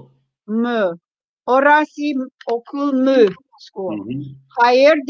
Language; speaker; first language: Turkish; non-native, learner; English